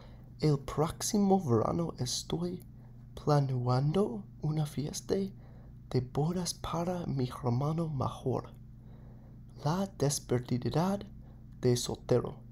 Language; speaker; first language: Spanish; non-native, learner; English